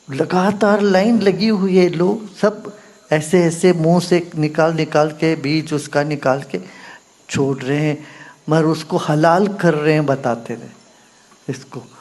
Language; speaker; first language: Hindi; non-native, local second language; Kannada